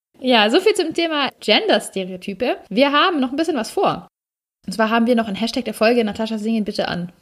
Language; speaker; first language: German; native; German